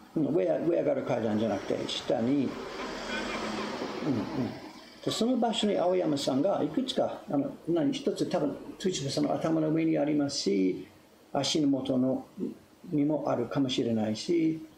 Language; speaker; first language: Japanese; non-native, fluent; English